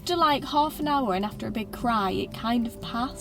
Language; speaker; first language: English; native; English